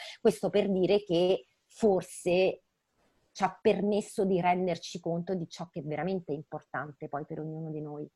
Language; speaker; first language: Italian; native; Italian